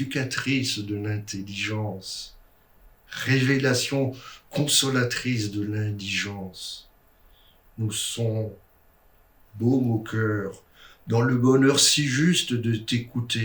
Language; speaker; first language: French; native; French